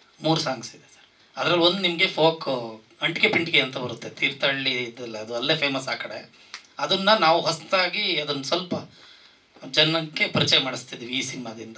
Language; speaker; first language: Kannada; native; Kannada